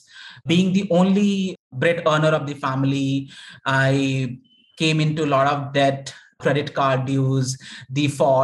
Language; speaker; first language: English; non-native, local second language; Hindi